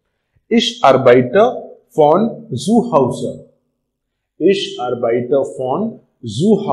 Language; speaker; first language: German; non-native, learner; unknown